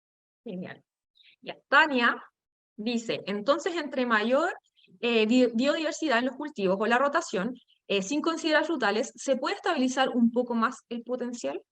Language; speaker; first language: Spanish; native; Spanish